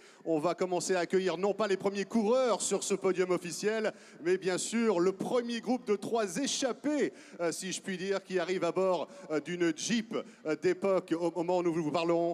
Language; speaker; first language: French; native; French